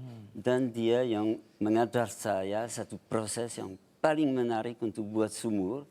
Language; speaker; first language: Indonesian; non-native, fluent; French